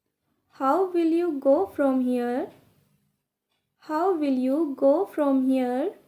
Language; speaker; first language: English; non-native, local second language; Hindi